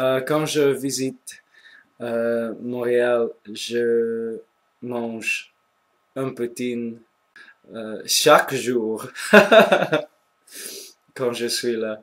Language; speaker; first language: French; non-native, local second language; English